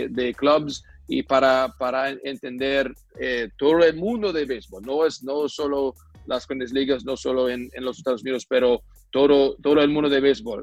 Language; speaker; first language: Spanish; non-native, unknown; English